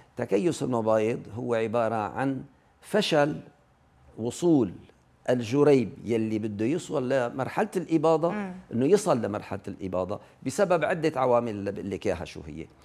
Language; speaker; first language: Arabic; native; Arabic